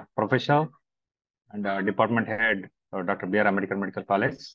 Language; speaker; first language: English; non-native, local second language; Kannada